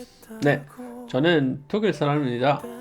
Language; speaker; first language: Korean; non-native, learner; German